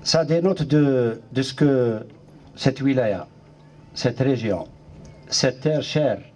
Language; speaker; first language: French; non-native, local second language; Arabic